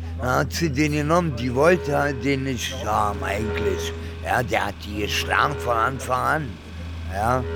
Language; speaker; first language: German; early bilingual, other home language; Italian